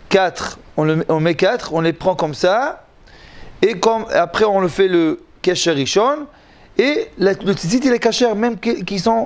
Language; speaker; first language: French; non-native, learner; Hebrew